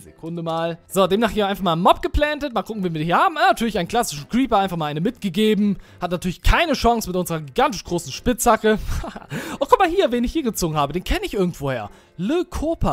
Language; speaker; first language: German; native; German